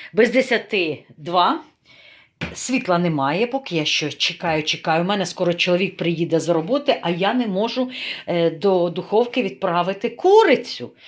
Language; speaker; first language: Ukrainian; non-native, local second language; Russian